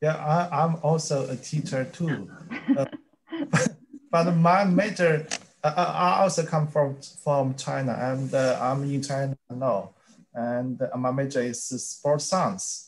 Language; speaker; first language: English; non-native, learner; Chinese